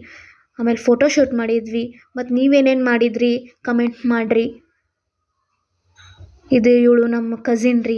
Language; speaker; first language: Kannada; native; Kannada